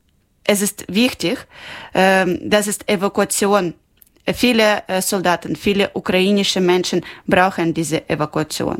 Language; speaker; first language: German; non-native, local second language; Ukrainian